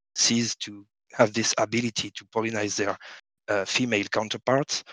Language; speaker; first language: English; non-native, fluent; French